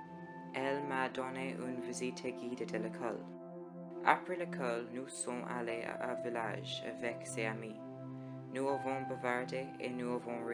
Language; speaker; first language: French; non-native, learner; English